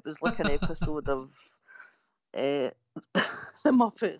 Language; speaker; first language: English; native; English